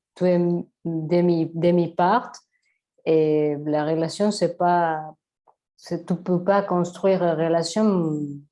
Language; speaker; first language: French; non-native, learner; Spanish